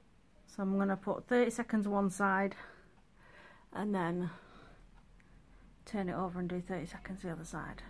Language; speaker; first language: English; native; English